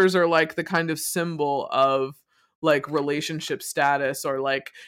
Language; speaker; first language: English; native; English